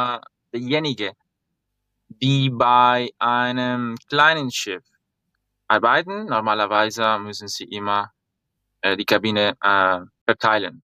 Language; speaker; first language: German; non-native, fluent; Spanish